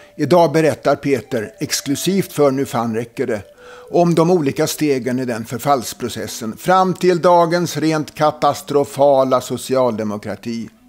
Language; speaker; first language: Swedish; native; Swedish